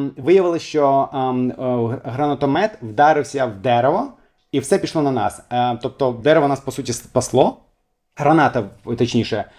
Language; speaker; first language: Ukrainian; non-native, fluent; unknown